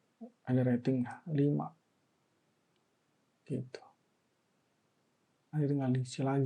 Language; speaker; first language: Indonesian; native; Indonesian